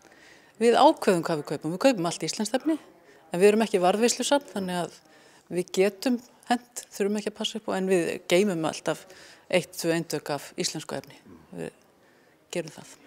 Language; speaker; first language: Icelandic; native; Icelandic